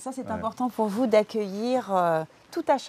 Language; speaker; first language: French; native; French